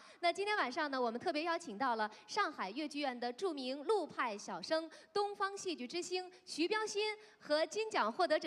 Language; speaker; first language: Chinese; native; Chinese